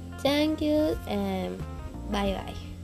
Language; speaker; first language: English; non-native, learner; Spanish